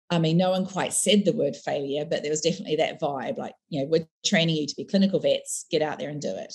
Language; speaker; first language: English; native; English